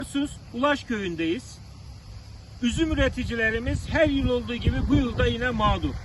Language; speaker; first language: Turkish; native; Turkish